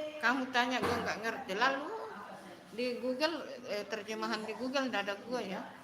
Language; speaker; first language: Indonesian; native; Indonesian